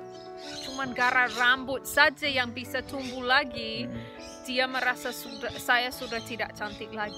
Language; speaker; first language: Indonesian; non-native, fluent; English